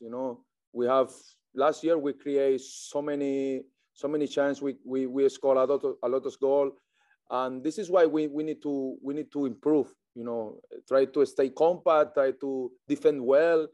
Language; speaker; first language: English; non-native, learner; Spanish